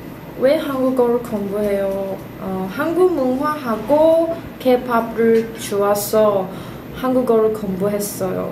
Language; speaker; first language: Korean; non-native, learner; Chinese